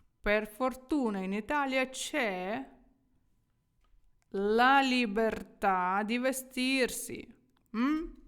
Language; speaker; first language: Italian; non-native, fluent; Ukrainian